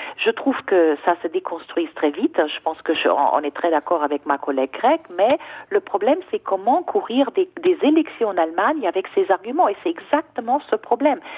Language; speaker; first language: French; non-native, fluent; German